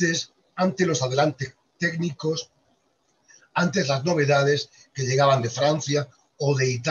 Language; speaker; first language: Spanish; native; Spanish